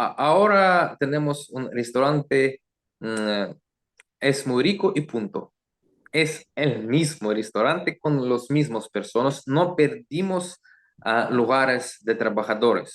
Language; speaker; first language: Spanish; non-native, learner; Russian